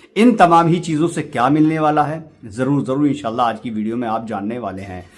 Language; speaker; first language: Urdu; native; Urdu